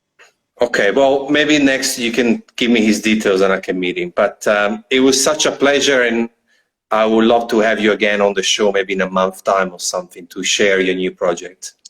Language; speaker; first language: English; non-native, fluent; Italian